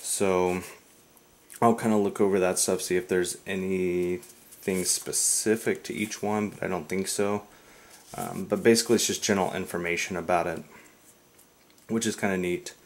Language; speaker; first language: English; native; English